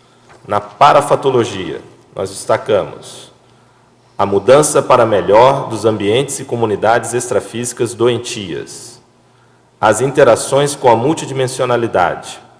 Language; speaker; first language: Portuguese; native; Portuguese